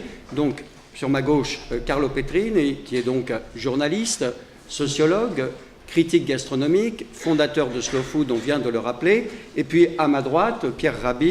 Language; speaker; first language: French; native; French